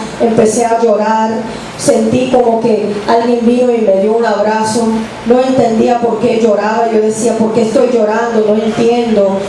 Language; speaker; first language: Spanish; early bilingual, heritage; English